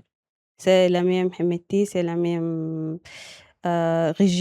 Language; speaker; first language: French; non-native, local second language; Arabic